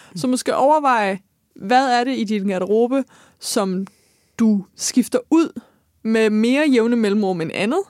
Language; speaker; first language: Danish; native; Danish